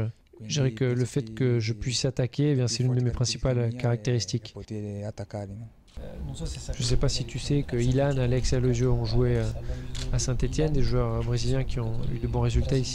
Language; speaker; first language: French; non-native, fluent; Portuguese